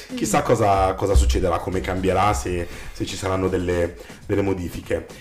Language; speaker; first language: Italian; native; Italian